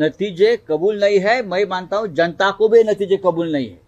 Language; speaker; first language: Hindi; non-native, local second language; Marathi